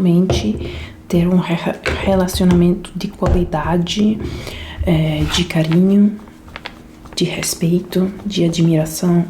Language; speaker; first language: Portuguese; non-native, fluent; Italian